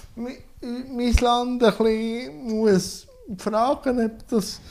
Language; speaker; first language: German; non-native, fluent; Turkish